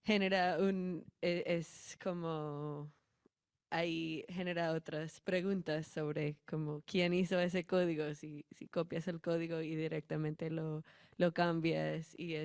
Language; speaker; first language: Spanish; non-native, fluent; English